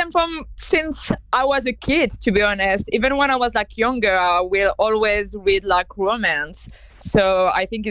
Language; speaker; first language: English; non-native, fluent; French